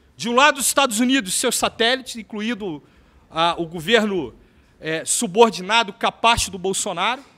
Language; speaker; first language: Portuguese; native; Portuguese